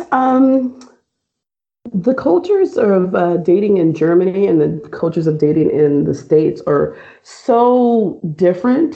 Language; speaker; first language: English; native; English